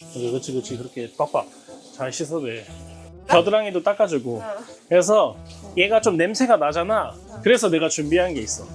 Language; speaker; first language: Korean; native; Korean